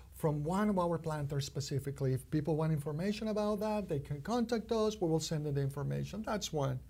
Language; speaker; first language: English; non-native, fluent; Spanish